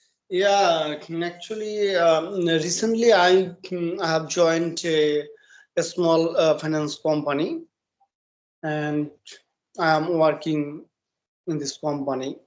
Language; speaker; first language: English; non-native, learner; Bangla